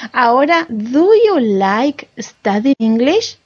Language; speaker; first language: English; non-native, learner; Spanish